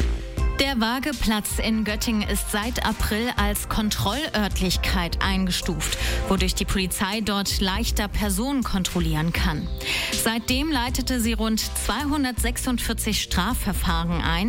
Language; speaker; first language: German; native; German